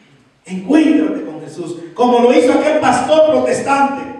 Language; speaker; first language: Spanish; native; Spanish